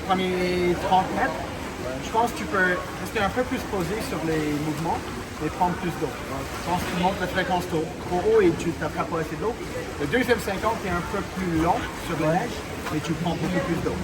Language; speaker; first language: French; non-native, fluent; English